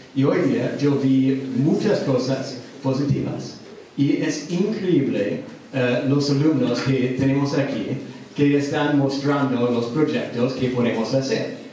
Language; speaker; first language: Spanish; non-native, learner; English